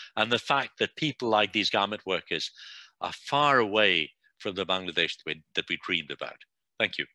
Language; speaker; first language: English; non-native, local second language; Bangla